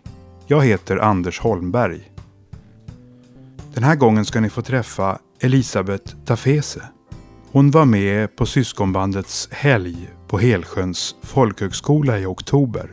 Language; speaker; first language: Swedish; native; Swedish